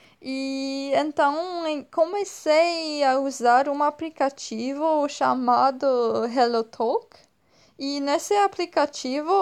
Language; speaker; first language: Portuguese; non-native, fluent; French